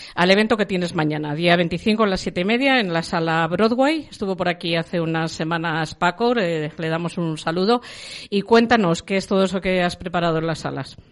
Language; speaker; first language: Spanish; native; Spanish